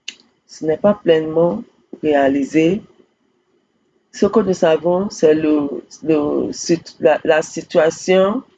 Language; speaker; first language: French; non-native, fluent; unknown